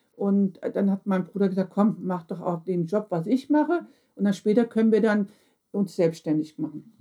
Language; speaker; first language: German; early bilingual, other home language; Turkish